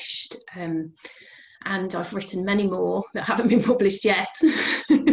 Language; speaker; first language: English; native; English